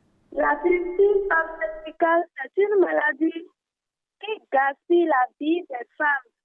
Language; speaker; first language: French; non-native, learner; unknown